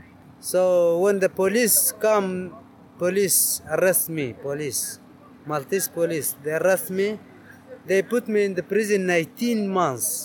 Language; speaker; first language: English; non-native, learner; Arabic